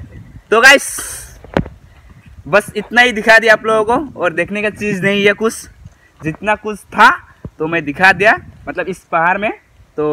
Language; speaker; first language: Hindi; non-native, local second language; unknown